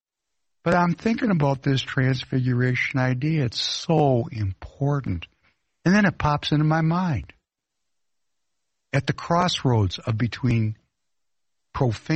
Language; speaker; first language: English; non-native, fluent; Russian